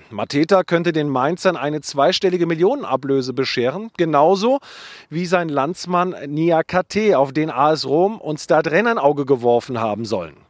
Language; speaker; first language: German; native; German